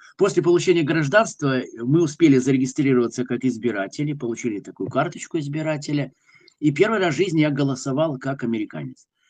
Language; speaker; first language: Russian; native; Russian